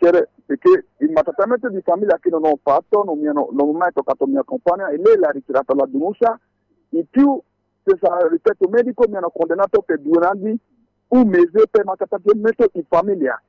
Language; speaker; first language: Italian; non-native, fluent; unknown